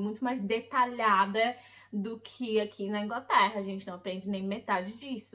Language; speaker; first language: Portuguese; early bilingual, heritage; English